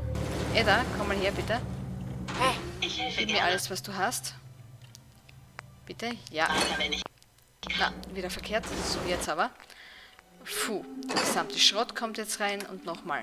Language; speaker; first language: German; native; German